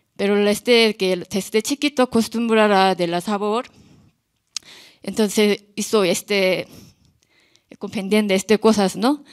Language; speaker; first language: Spanish; non-native, learner; Korean